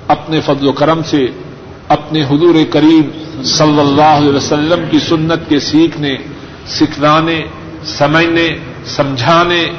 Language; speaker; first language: Urdu; non-native, local second language; Punjabi